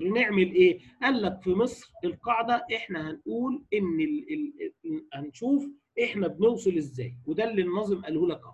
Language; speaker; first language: Arabic; native; Arabic